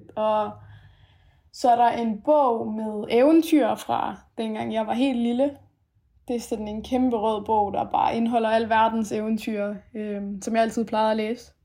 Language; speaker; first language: Danish; early bilingual, other home language; Persian